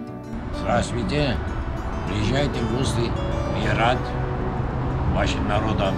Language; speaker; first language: Russian; non-native, fluent; Georgian